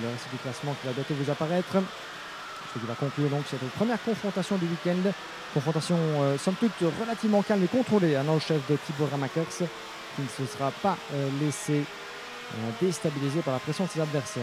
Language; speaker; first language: French; native; French